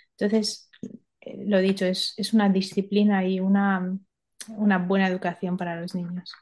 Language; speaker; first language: Spanish; early bilingual, other home language; Romanian